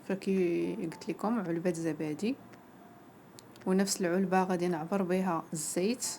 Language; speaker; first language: Arabic; native; Arabic